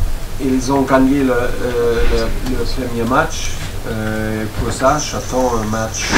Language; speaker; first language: French; non-native, learner; German